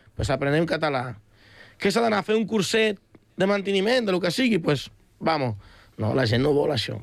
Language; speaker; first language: Catalan; early bilingual, other home language; Spanish